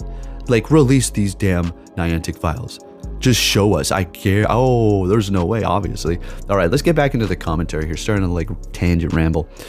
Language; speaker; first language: English; native; English